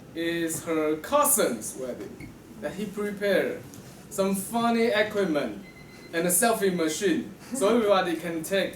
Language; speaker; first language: English; non-native, fluent; Chinese